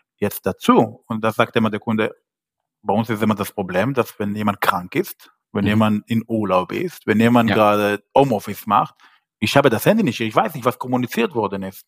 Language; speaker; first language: German; non-native, fluent; Hebrew